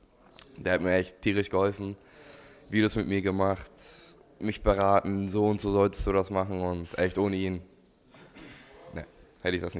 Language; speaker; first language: German; native; German